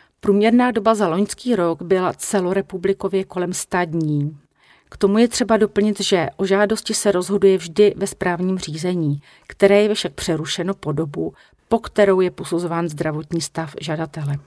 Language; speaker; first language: Czech; native; Czech